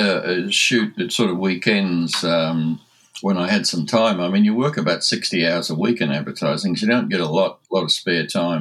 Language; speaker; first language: English; native; English